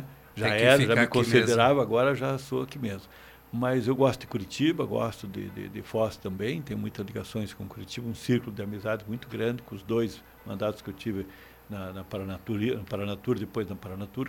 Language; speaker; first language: Portuguese; native; Portuguese